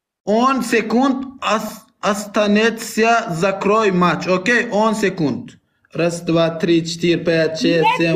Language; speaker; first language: Russian; non-native, learner; Turkmen